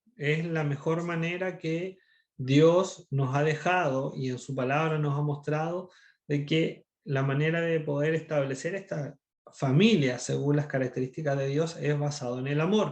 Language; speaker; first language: Spanish; native; Spanish